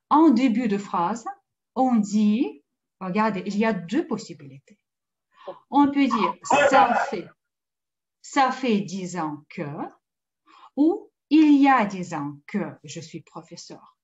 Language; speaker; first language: French; non-native, fluent; Russian